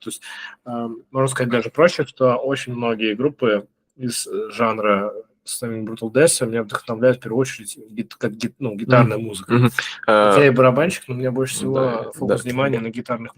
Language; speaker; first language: Russian; native; Russian